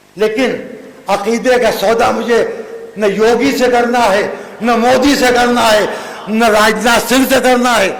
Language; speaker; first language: Urdu; native; Urdu